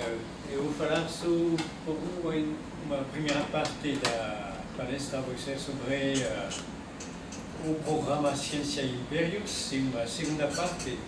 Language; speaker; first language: Portuguese; non-native, learner; French